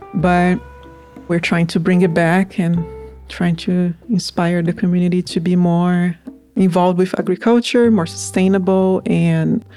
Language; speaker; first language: English; non-native, fluent; Portuguese